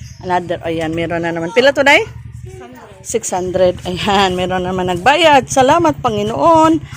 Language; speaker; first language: Filipino; non-native, local second language; Cebuano